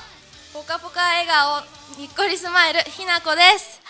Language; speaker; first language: Japanese; native; Japanese